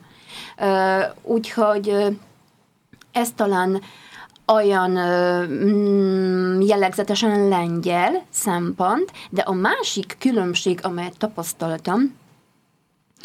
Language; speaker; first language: Hungarian; non-native, fluent; Polish